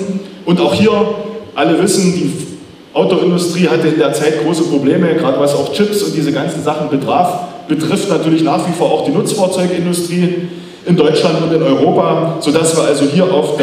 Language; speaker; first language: German; native; German